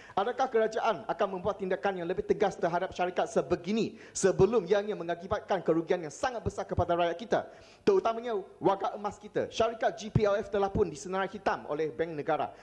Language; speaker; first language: Malay; non-native, local second language; Chinese